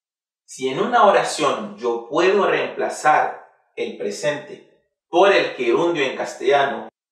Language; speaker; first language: Spanish; non-native, fluent; Haitian Creole